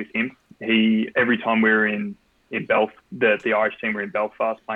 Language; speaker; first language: English; native; English